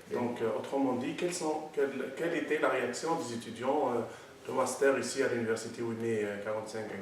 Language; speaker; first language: French; non-native, local second language; Arabic